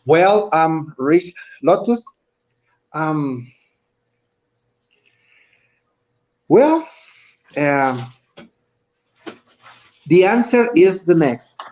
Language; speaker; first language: English; non-native, learner; Spanish